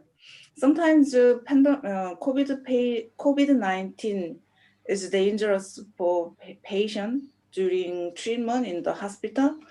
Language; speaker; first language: English; non-native, learner; Korean